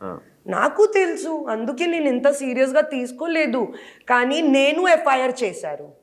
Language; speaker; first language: Telugu; non-native, learner; Hindi